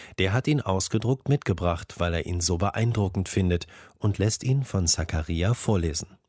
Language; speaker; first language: German; native; German